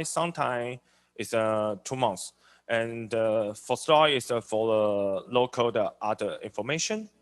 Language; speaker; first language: English; non-native, learner; Chinese